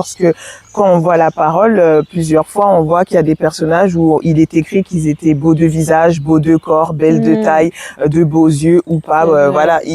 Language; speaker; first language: French; native; French